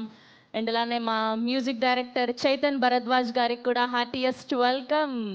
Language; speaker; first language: Telugu; native; Telugu